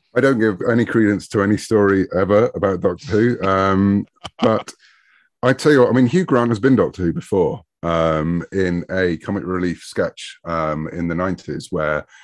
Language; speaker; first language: English; native; English